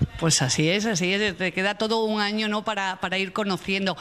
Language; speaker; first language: Spanish; native; Spanish